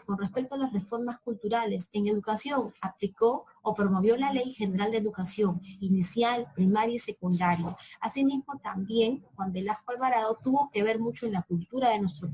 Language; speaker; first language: Spanish; native; Spanish